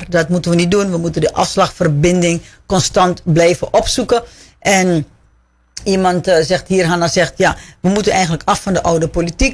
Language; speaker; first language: Dutch; native; Dutch